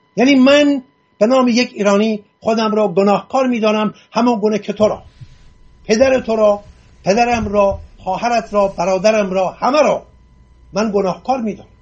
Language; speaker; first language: Persian; non-native, local second language; Assyrian Neo-Aramaic